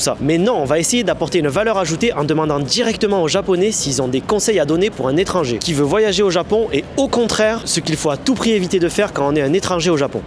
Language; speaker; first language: French; native; French